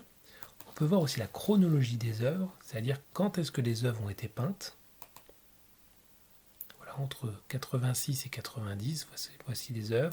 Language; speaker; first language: French; native; French